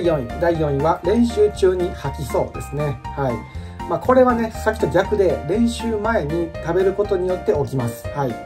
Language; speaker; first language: Japanese; native; Japanese